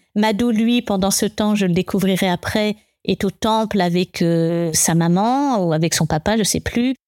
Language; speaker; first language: French; native; French